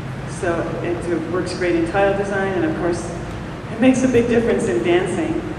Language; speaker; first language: English; native; English